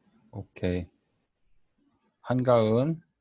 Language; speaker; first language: Korean; native; Korean